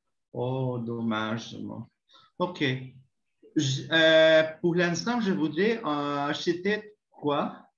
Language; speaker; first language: French; non-native, learner; Spanish